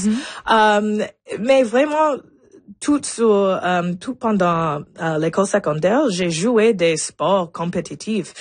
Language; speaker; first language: French; non-native, local second language; English